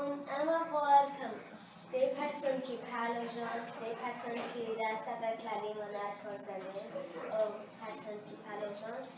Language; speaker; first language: French; early bilingual, other home language; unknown